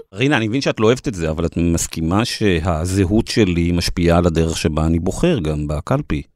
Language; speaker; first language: Hebrew; native; Hebrew